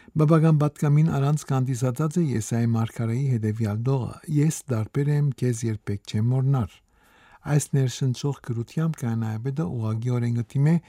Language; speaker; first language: Armenian; early bilingual, heritage; Armenian